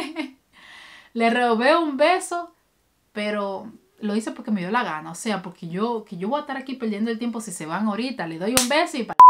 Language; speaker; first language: Spanish; native; Spanish